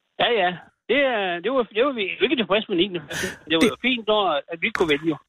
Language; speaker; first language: Danish; native; Danish